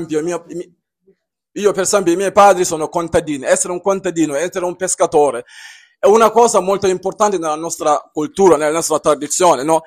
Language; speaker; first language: Italian; non-native, fluent; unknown